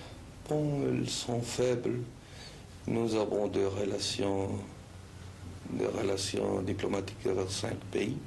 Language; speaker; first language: French; non-native, fluent; Spanish